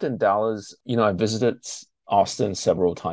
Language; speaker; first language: English; non-native, local second language; Chinese